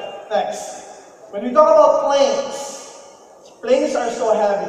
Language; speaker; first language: English; non-native, local second language; Filipino